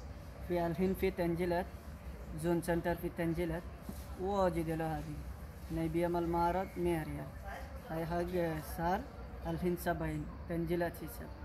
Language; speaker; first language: Arabic; non-native, learner; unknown